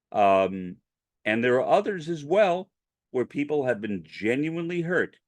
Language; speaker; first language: English; native; English